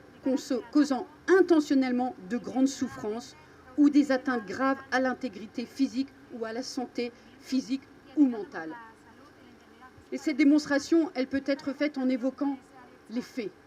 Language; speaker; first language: French; native; French